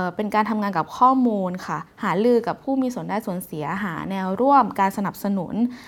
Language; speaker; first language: Thai; native; Thai